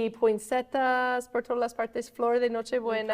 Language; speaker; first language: Spanish; non-native, fluent; English